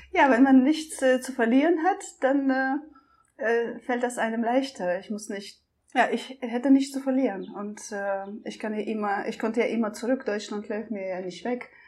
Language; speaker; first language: German; non-native, fluent; Russian